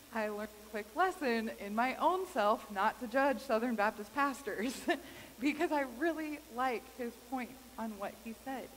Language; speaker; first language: English; native; English